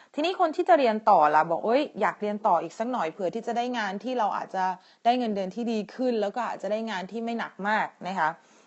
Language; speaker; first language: Thai; native; Thai